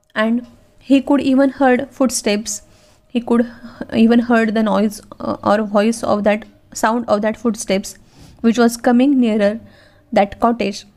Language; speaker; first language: English; non-native, local second language; Marathi